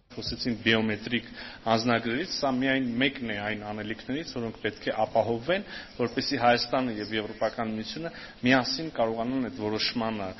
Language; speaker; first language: Armenian; native; Armenian